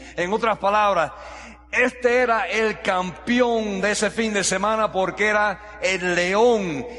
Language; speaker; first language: Spanish; non-native, fluent; English